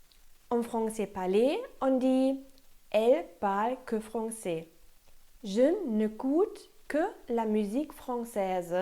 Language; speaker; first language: French; non-native, fluent; German